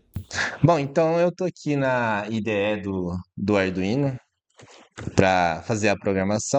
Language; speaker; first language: Portuguese; native; Portuguese